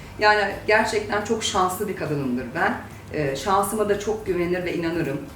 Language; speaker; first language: Turkish; early bilingual, heritage; Turkish